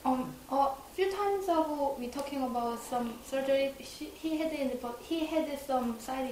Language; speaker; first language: English; non-native, learner; Korean